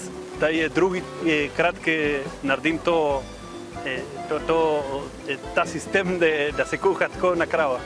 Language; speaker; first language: Slovenian; early bilingual, heritage; Slovenian